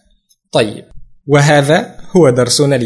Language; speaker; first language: Arabic; non-native, fluent; Indonesian